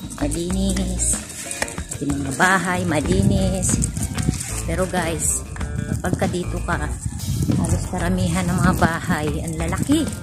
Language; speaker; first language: Filipino; native; Filipino